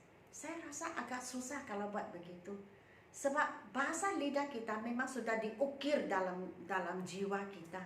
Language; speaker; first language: Malay; non-native, local second language; Chinese